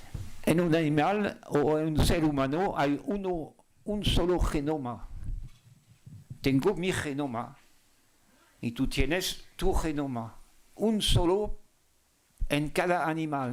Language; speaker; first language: Spanish; non-native, fluent; French